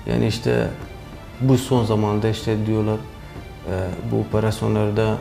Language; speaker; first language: Turkish; non-native, learner; Kurdish